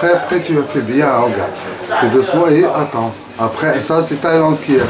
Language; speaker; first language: French; non-native, learner; Arabic